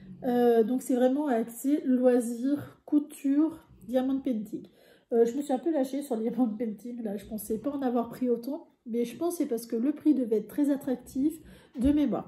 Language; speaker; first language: French; native; French